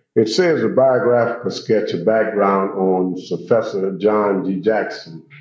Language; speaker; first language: English; native; English